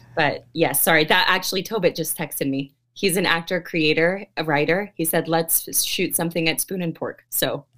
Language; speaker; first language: English; early bilingual, other home language; Filipino